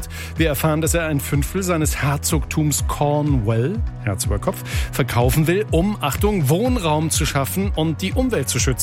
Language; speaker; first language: German; native; German